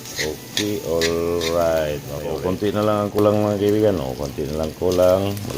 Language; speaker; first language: Filipino; non-native, local second language; Cebuano